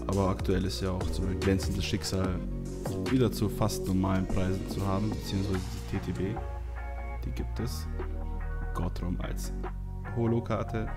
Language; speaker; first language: German; native; German